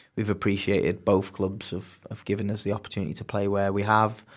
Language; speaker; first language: English; native; English